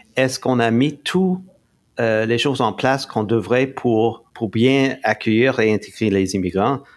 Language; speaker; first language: French; non-native, local second language; English